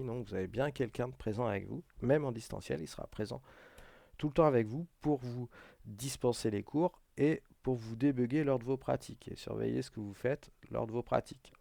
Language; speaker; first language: French; native; French